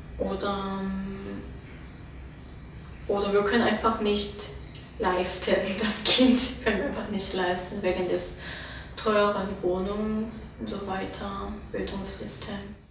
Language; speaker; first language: German; non-native, fluent; Korean